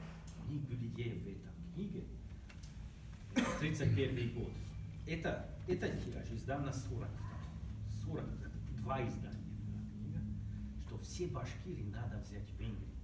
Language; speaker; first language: Russian; non-native, learner; Hungarian